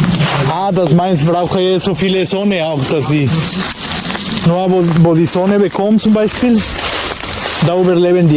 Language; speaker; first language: German; non-native, learner; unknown